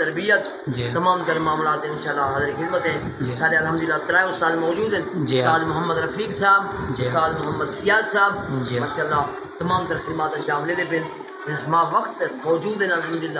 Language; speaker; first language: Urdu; non-native, local second language; Saraiki